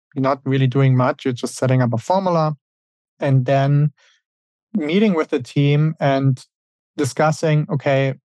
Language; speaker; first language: English; non-native, fluent; German